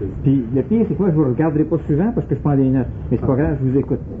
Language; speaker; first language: French; native; French